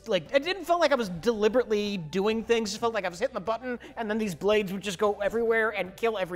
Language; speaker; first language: English; native; English